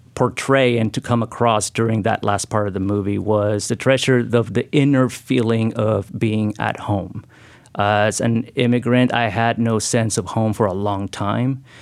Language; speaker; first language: English; non-native, fluent; Spanish